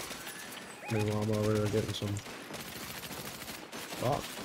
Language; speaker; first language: English; native; English